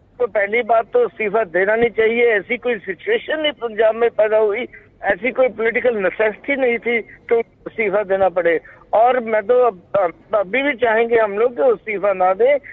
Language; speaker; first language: Hindi; non-native, local second language; Punjabi